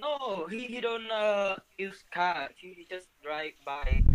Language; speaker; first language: English; non-native, learner; Vietnamese